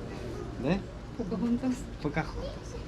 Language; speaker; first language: Russian; native; Russian